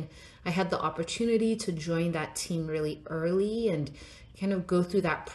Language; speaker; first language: English; non-native, local second language; Yoruba